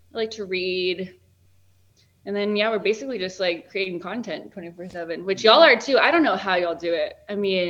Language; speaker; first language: English; native; English